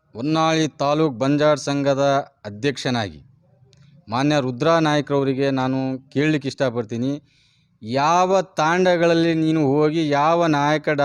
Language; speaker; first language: Kannada; non-native, local second language; Lambadi